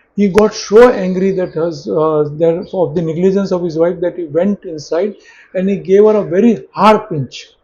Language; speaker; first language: English; non-native, local second language; Marathi